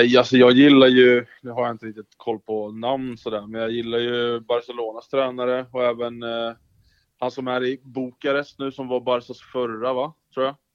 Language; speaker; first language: Swedish; native; Swedish